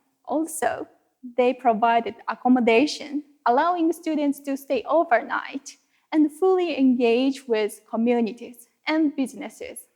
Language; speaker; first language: English; non-native, fluent; Japanese